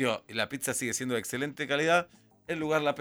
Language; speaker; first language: Spanish; native; Spanish